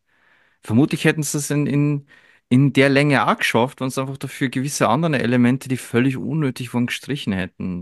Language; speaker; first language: German; native; German